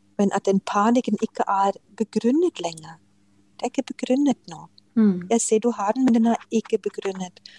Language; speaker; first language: Norwegian; non-native, fluent; German